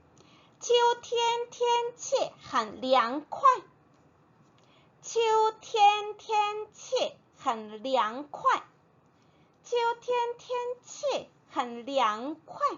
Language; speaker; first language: Chinese; non-native, fluent; Korean